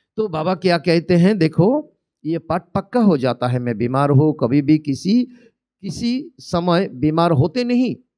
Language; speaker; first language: Hindi; non-native, local second language; Bangla